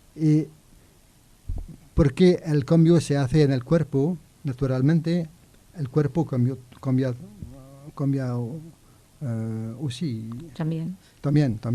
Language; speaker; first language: Spanish; non-native, learner; French